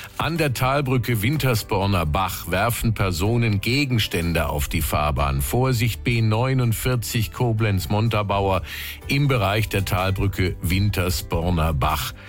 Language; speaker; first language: German; native; German